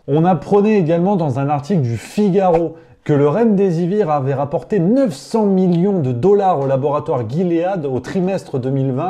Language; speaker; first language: French; native; French